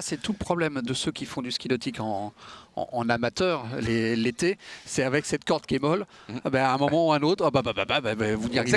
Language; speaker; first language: French; native; French